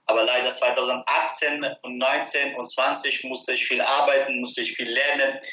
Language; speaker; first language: German; non-native, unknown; Persian